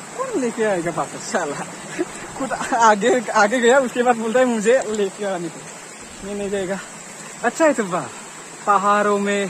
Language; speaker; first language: Hindi; non-native, local second language; Bodo